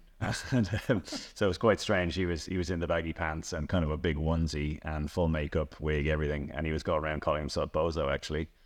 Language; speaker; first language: English; native; English